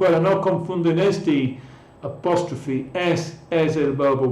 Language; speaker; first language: Spanish; non-native, fluent; English